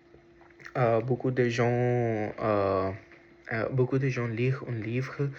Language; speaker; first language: French; non-native, learner; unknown